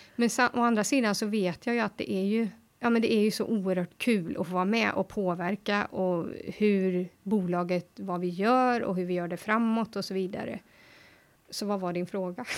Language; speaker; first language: Swedish; native; Swedish